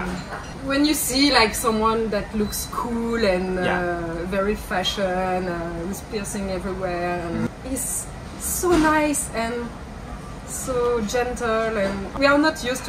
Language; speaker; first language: English; non-native, learner; French